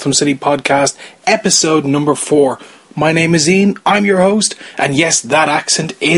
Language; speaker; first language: English; native; English